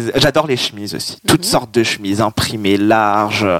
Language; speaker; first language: French; native; French